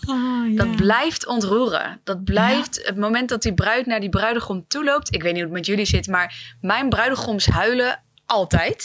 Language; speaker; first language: Dutch; native; Dutch